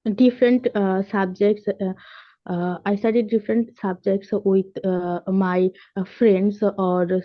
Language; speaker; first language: English; non-native, local second language; Bangla